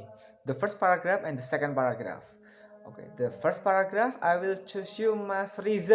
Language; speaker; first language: English; non-native, learner; Indonesian